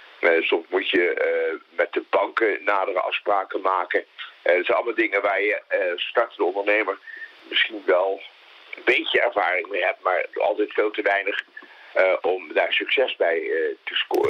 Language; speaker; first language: Dutch; native; Dutch